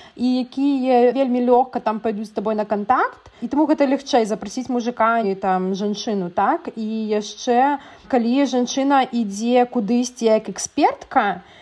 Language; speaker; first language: Belarusian; non-native, local second language; Russian